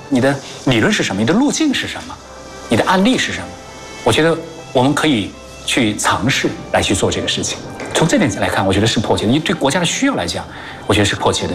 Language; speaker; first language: Chinese; native; Chinese